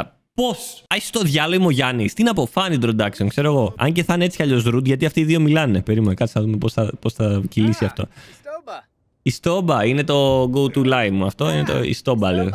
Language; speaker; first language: Greek; native; Greek